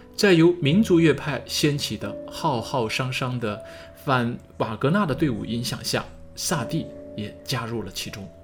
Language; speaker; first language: Chinese; native; Chinese